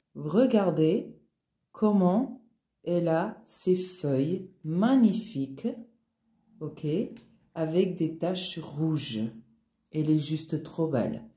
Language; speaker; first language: French; non-native, fluent; Portuguese